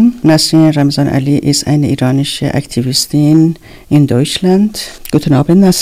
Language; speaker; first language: German; non-native, learner; Persian